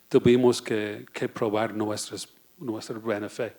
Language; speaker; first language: Spanish; non-native, fluent; English